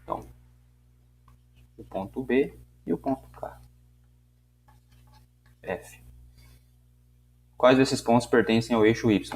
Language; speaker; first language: Portuguese; native; Portuguese